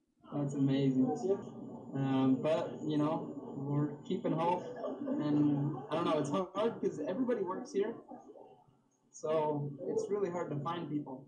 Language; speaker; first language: English; native; English